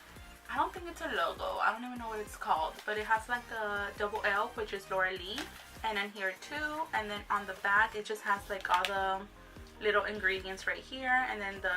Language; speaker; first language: English; native; English